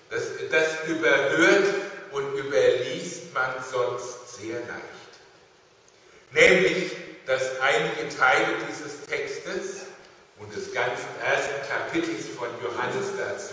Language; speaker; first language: German; native; German